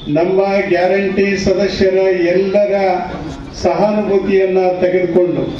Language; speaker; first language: Kannada; native; Kannada